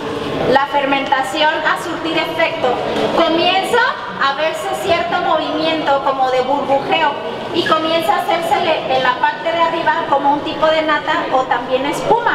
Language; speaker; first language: Spanish; native; Spanish